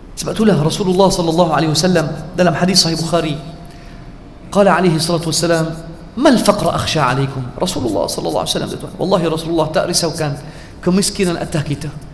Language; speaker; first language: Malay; non-native, fluent; Arabic